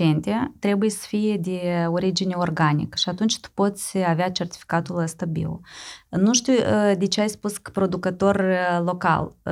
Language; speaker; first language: Romanian; native; Romanian